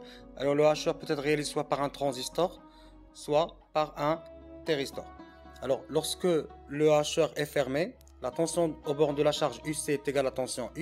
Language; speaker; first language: French; non-native, local second language; Arabic